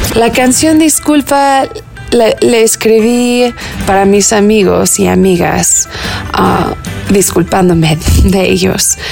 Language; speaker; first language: Spanish; early bilingual, heritage; Spanish